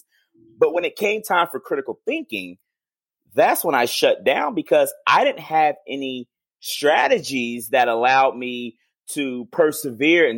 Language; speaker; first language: English; native; English